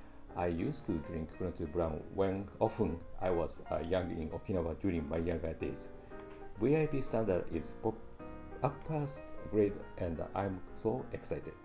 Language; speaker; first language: English; non-native, fluent; Japanese